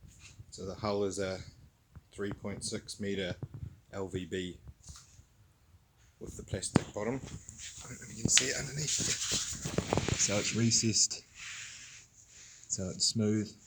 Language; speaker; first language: English; native; English